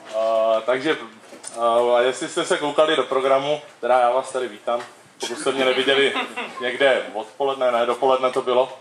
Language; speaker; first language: Czech; native; Czech